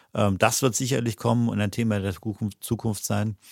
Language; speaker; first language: German; native; German